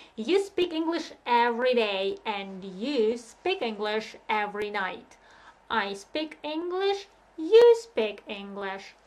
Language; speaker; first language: English; non-native, fluent; Russian